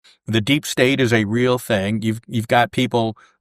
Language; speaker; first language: English; native; English